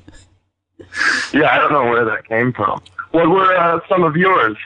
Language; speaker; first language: English; native; English